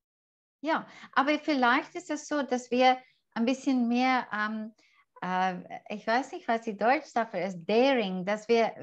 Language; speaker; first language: German; non-native, fluent; English